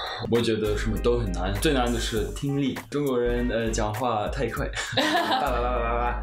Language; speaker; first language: Chinese; non-native, learner; German